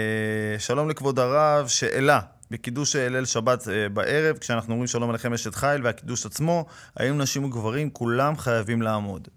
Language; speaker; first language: Hebrew; native; Hebrew